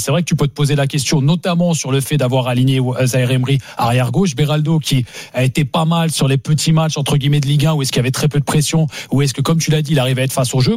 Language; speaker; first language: French; native; French